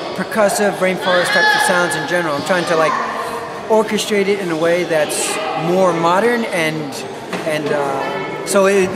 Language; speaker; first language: English; native; English